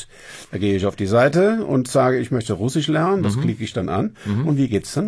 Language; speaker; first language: German; native; German